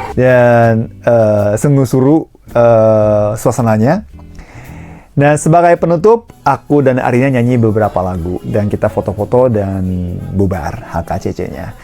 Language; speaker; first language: Indonesian; non-native, fluent; Japanese